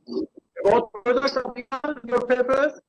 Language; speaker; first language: English; non-native, learner; Persian